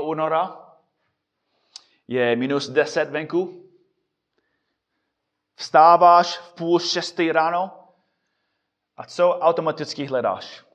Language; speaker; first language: Czech; non-native, fluent; English